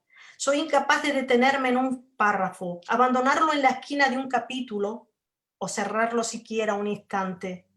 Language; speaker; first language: Spanish; native; Spanish